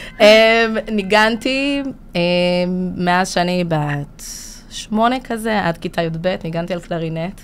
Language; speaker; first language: Hebrew; early bilingual, other home language; Russian